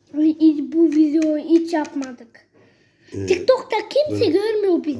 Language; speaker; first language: Turkish; early bilingual, heritage; Turkish